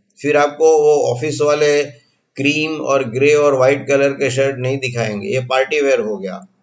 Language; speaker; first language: Hindi; non-native, local second language; Gujarati